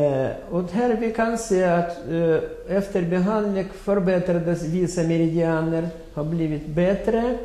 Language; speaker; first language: Swedish; non-native, fluent; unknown